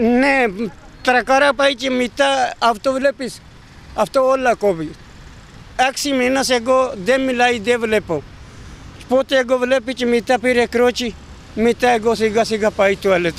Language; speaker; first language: Greek; non-native, learner; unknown